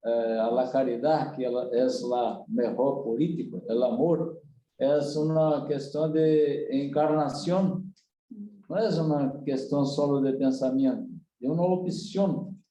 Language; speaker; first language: Spanish; non-native, learner; Portuguese